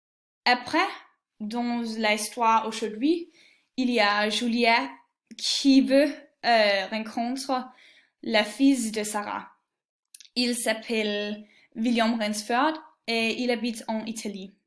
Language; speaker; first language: French; non-native, learner; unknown